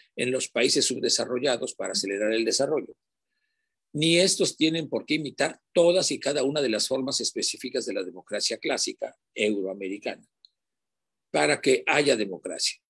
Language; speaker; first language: Spanish; native; Spanish